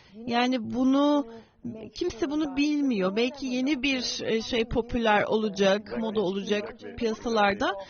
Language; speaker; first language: Turkish; native; Turkish